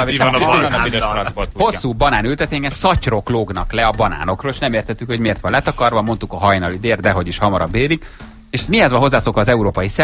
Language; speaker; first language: Hungarian; native; Hungarian